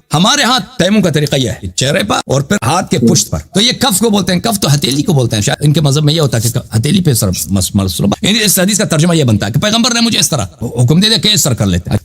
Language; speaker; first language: Urdu; non-native, local second language; Punjabi